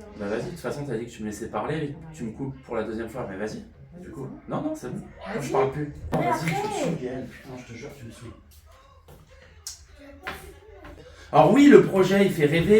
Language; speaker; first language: French; native; French